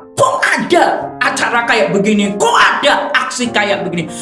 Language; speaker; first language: Indonesian; native; Indonesian